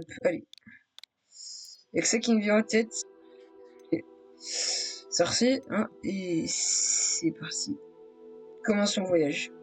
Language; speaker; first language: French; native; French